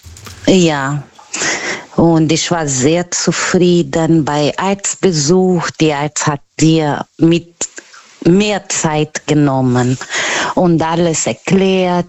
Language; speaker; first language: German; non-native, learner; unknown